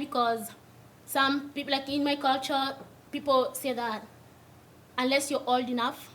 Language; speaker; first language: English; non-native, local second language; Swahili